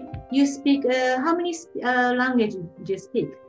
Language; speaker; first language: English; non-native, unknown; Japanese